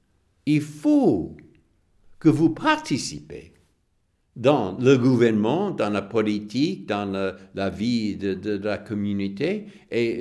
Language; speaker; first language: French; non-native, fluent; English